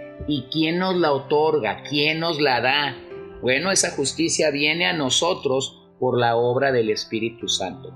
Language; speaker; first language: Spanish; native; Spanish